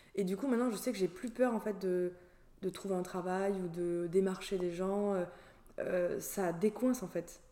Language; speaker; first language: French; native; French